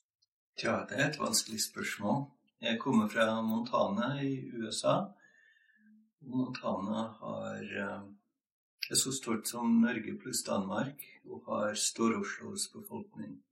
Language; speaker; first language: Norwegian; non-native, fluent; English